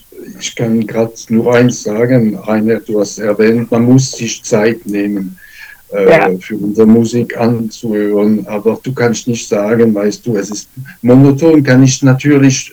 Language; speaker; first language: German; non-native, fluent; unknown